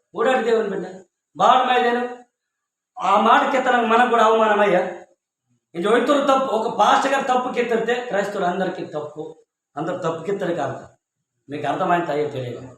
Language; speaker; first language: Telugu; non-native, local second language; Koya